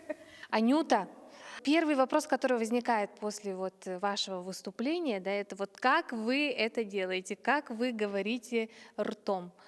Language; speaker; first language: Russian; native; Russian